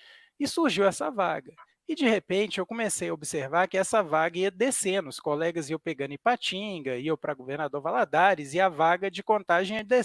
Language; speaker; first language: Portuguese; native; Portuguese